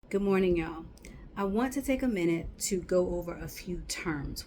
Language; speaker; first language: English; native; English